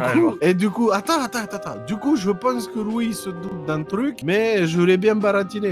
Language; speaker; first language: French; native; French